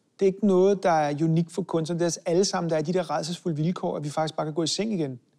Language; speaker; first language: Danish; early bilingual, other home language; Hebrew